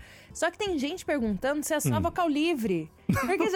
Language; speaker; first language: Portuguese; native; Portuguese